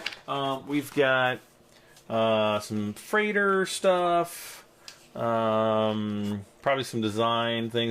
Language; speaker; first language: English; native; English